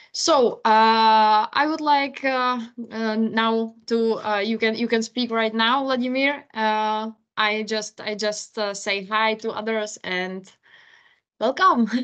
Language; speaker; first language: English; non-native, learner; Czech